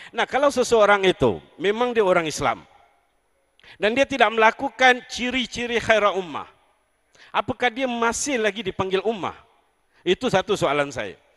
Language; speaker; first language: Malay; native; Malay